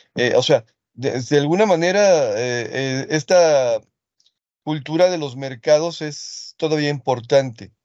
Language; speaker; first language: Spanish; early bilingual, other home language; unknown